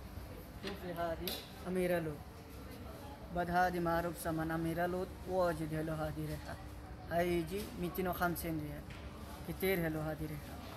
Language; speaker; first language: Arabic; non-native, learner; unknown